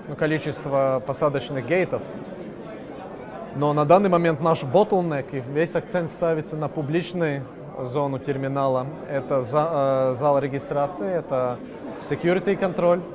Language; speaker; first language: Russian; non-native, local second language; Latvian